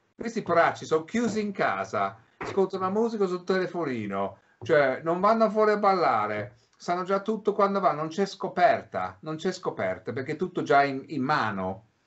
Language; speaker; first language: Italian; early bilingual, heritage; English